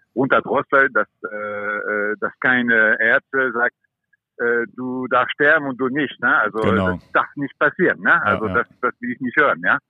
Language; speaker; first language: German; non-native, fluent; French